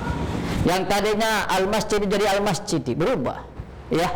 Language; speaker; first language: Indonesian; native; Indonesian